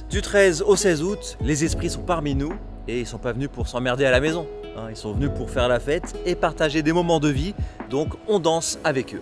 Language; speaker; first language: French; native; French